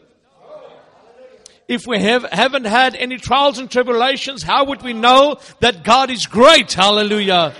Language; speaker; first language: English; non-native, local second language; Afrikaans